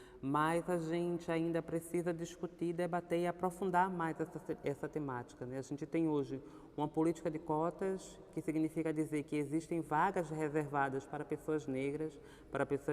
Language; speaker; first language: Portuguese; native; Portuguese